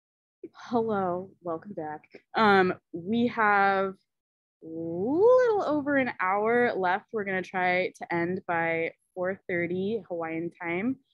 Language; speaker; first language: English; native; English